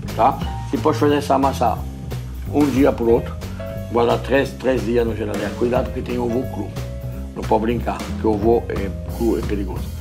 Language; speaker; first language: Portuguese; non-native, fluent; French